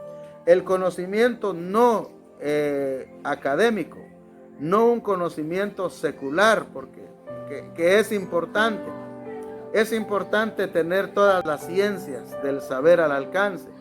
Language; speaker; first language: Spanish; native; Spanish